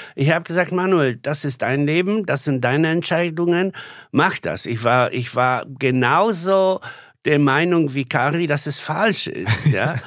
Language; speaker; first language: German; non-native, fluent; Polish